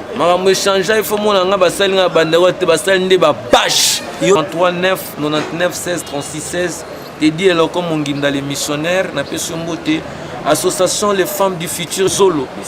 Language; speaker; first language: Lingala; native; Lingala